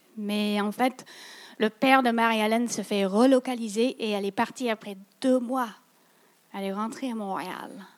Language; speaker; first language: French; non-native, local second language; English